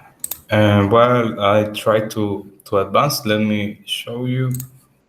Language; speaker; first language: English; non-native, learner; Spanish